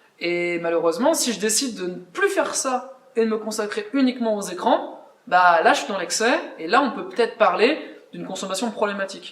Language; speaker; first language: French; native; French